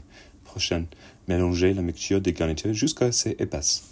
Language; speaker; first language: French; non-native, learner; English